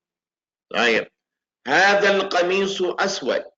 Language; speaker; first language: Arabic; non-native, fluent; English